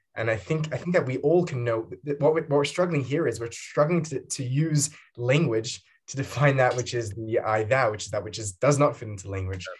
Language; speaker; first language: English; native; English